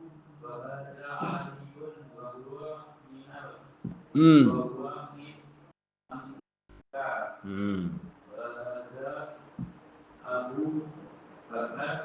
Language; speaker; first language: Arabic; non-native, learner; Indonesian